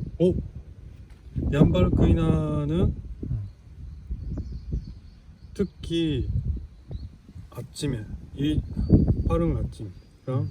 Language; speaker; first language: Korean; non-native, fluent; Japanese